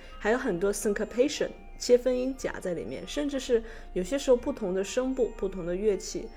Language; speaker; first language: Chinese; native; Chinese